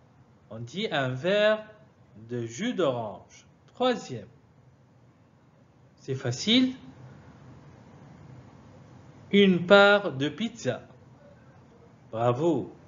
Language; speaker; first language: French; non-native, fluent; Arabic